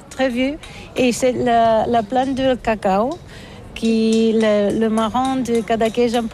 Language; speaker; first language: French; non-native, learner; Catalan